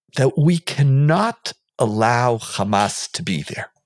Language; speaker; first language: English; non-native, fluent; Hebrew